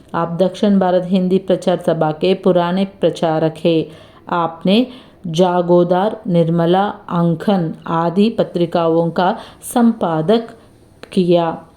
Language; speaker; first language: Hindi; non-native, local second language; Telugu